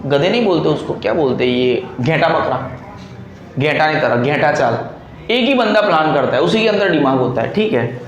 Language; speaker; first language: Hindi; non-native, local second language; Gujarati